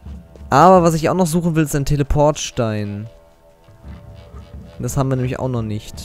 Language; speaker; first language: German; native; German